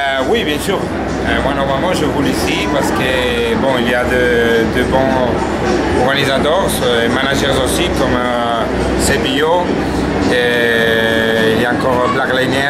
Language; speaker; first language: French; non-native, fluent; Spanish